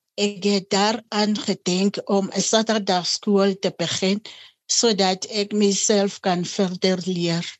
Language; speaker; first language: Afrikaans; non-native, local second language; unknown